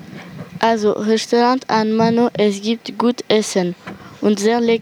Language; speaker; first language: German; non-native, learner; French